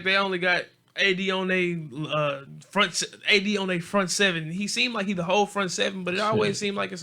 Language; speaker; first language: English; native; English